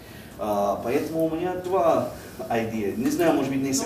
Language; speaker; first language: Russian; non-native, learner; English